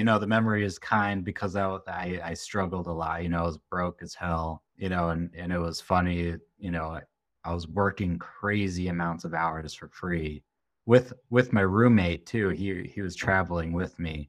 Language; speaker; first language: English; native; English